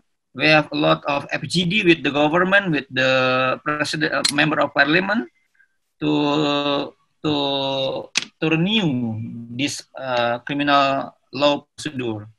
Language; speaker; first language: English; non-native, learner; Indonesian